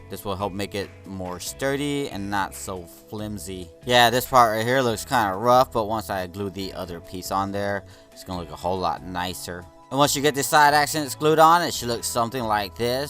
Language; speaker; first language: English; native; English